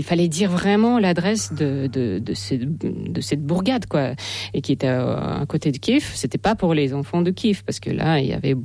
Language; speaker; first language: French; non-native, fluent; Ukrainian